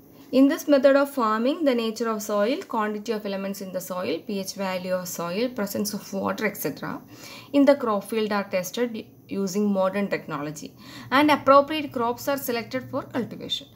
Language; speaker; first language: English; non-native, local second language; Malayalam